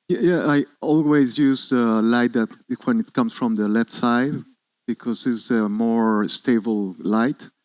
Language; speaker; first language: English; non-native, learner; Spanish